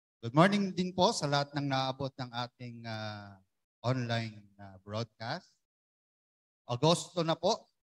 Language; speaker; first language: Filipino; non-native, local second language; Iloko